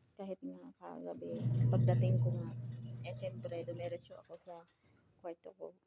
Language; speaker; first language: Filipino; non-native, local second language; Cebuano